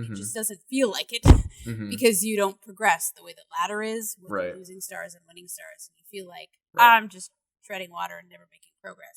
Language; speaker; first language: English; native; English